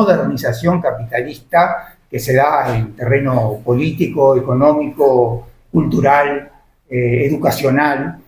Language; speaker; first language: Spanish; native; Spanish